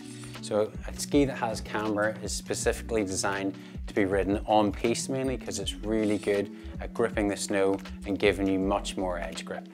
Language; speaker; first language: English; native; English